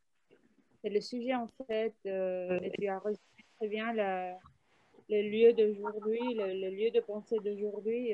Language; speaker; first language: French; non-native, fluent; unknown